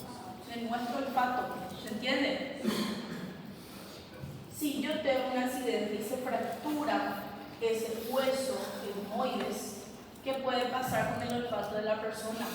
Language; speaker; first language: Spanish; native; Spanish